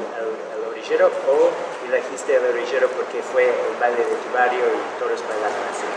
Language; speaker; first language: Spanish; non-native, fluent; English